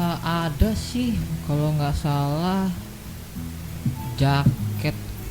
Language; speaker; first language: Indonesian; native; Indonesian